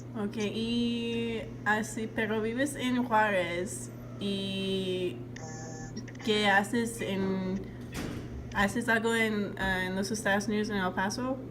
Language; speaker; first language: Spanish; non-native, learner; English